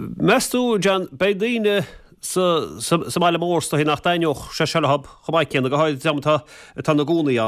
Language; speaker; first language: Irish; native; Irish